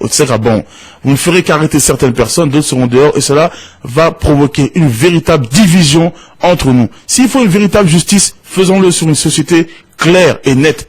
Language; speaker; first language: French; non-native, local second language; Bambara